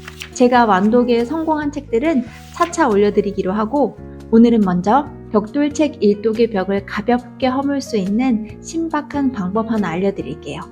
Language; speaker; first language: Korean; native; Korean